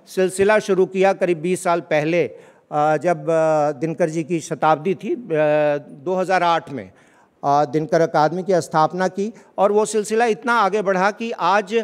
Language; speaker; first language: Hindi; native; Hindi